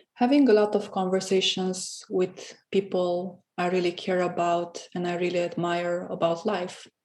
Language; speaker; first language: English; non-native, fluent; Romanian